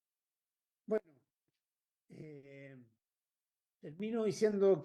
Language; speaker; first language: Spanish; native; Spanish